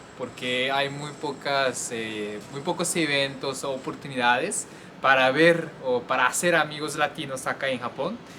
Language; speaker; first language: Spanish; non-native, fluent; Japanese